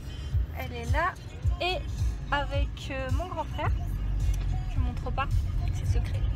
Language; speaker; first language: French; native; French